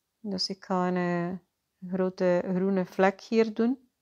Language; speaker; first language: Dutch; non-native, fluent; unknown